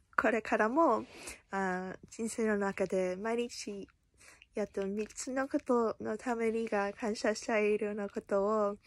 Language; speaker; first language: Japanese; non-native, learner; English